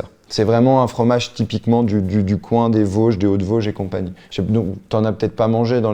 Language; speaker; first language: French; native; French